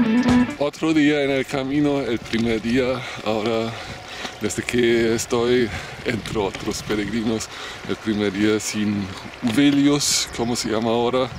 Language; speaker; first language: Spanish; non-native, fluent; German